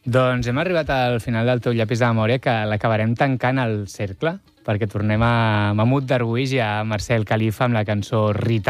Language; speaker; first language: Catalan; native; Catalan